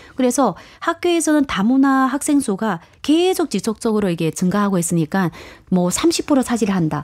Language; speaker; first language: Korean; native; Korean